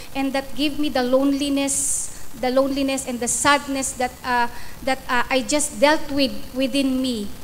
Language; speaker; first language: English; non-native, local second language; Iloko